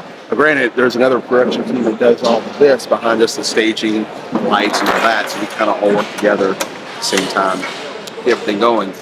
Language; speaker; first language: English; native; English